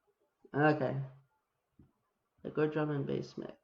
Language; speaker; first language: English; native; English